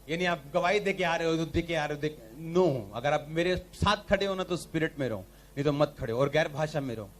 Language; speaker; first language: Hindi; non-native, local second language; Punjabi